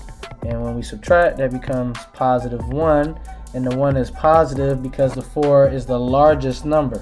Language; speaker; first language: English; native; English